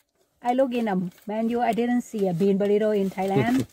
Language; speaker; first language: English; non-native, learner; Thai